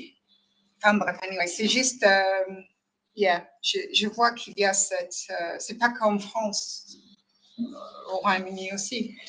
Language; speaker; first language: French; non-native, fluent; English